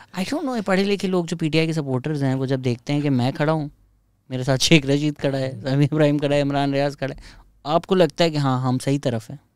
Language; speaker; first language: Urdu; native; Urdu